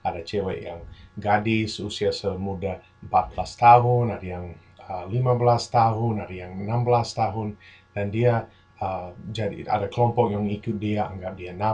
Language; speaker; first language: Indonesian; non-native, fluent; English